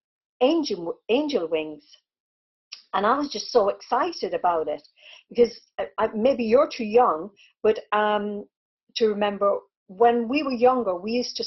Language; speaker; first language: English; native; English